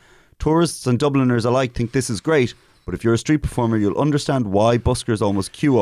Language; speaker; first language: English; native; English